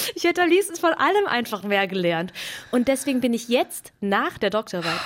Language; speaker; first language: German; native; German